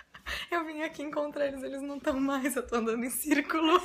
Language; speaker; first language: Portuguese; native; Portuguese